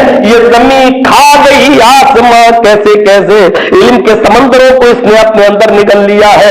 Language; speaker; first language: Urdu; native; Urdu